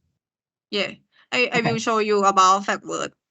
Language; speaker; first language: English; non-native, learner; Thai